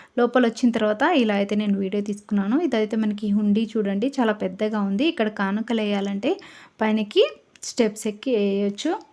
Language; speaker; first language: Telugu; native; Telugu